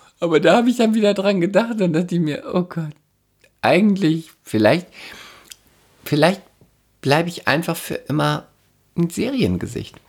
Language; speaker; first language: German; non-native, fluent; Spanish